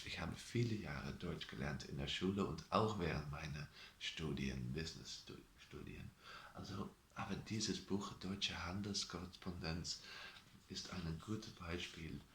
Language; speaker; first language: German; non-native, learner; Dutch